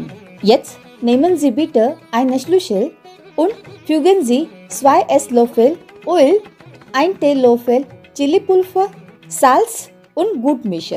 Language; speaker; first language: German; non-native, learner; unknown